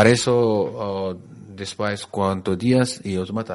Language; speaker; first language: Spanish; non-native, learner; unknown